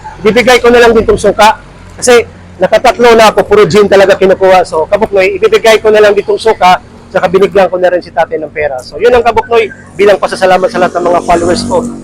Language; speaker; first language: Filipino; non-native, local second language; Cebuano